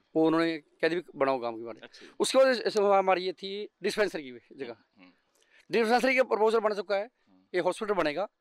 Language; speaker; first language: Hindi; native; Hindi